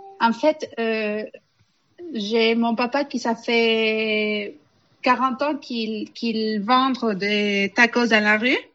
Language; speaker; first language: French; non-native, fluent; Spanish